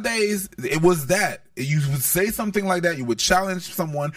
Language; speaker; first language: English; non-native, fluent; French